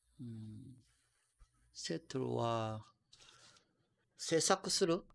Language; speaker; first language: Japanese; non-native, learner; Korean